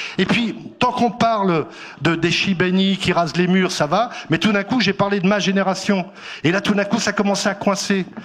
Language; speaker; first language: French; non-native, local second language; Arabic